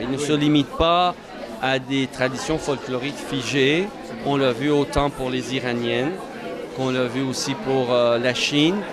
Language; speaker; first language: French; non-native, fluent; Persian